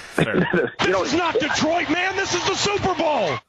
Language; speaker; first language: English; native; English